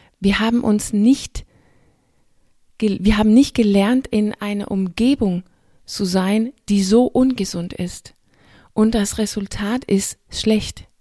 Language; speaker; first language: German; non-native, fluent; Danish